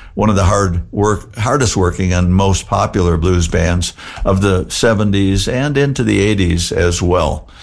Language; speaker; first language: English; native; English